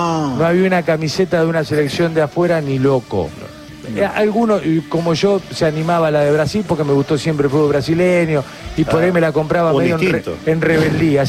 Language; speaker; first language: Spanish; native; Spanish